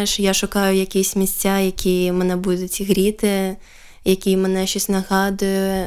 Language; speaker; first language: Ukrainian; non-native, local second language; Russian